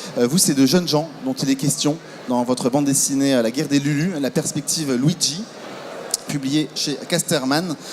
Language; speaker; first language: French; native; French